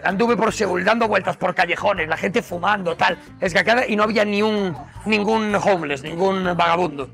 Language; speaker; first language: Spanish; native; Spanish